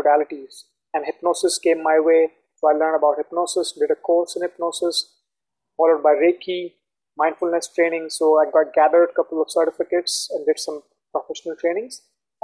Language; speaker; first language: English; non-native, local second language; Hindi